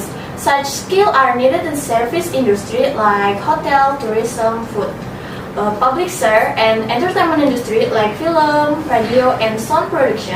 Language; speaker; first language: English; non-native, learner; Indonesian